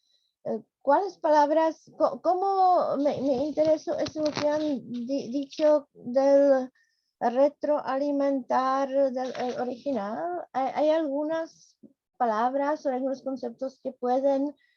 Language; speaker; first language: Spanish; non-native, fluent; Czech